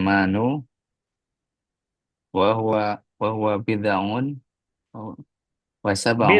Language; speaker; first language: Arabic; non-native, learner; Indonesian